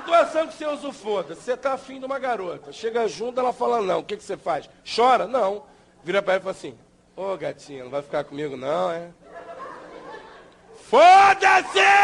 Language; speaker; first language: Portuguese; native; Portuguese